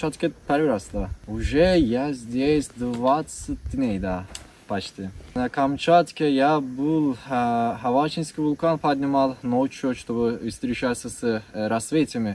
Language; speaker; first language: Russian; non-native, learner; Turkish